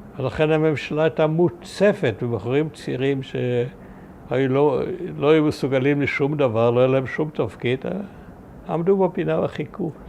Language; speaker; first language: Hebrew; early bilingual, other home language; German